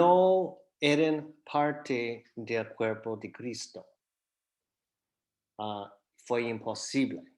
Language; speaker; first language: Spanish; non-native, fluent; English